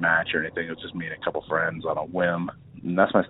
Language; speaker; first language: English; native; English